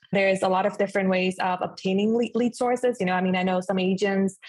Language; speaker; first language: English; non-native, fluent; German